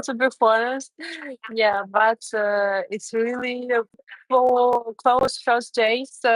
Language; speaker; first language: English; non-native, learner; Russian